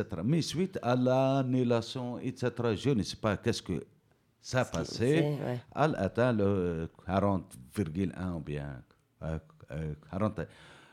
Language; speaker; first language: French; non-native, learner; Berber languages